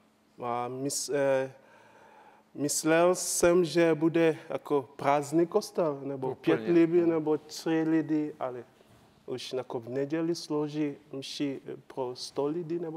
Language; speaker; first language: Czech; non-native, learner; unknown